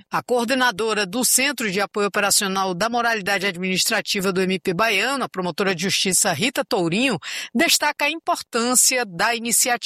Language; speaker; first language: Portuguese; native; Portuguese